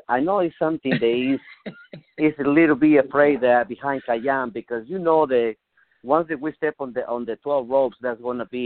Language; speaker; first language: English; non-native, learner; Spanish